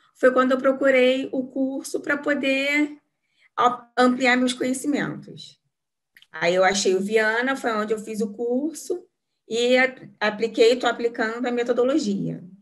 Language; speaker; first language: Portuguese; native; Portuguese